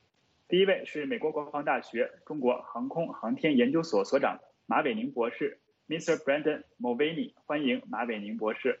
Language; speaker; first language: Chinese; native; Chinese